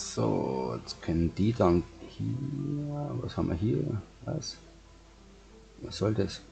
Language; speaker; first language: German; native; German